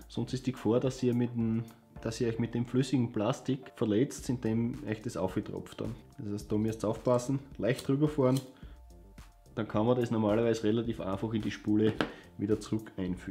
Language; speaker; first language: German; native; German